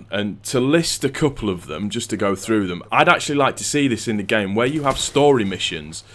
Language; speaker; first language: English; native; English